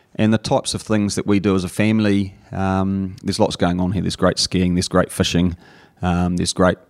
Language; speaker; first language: English; native; English